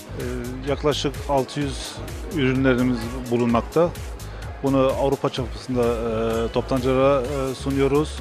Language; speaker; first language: Turkish; early bilingual, other home language; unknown